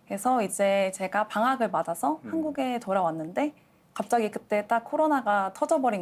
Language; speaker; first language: Korean; native; Korean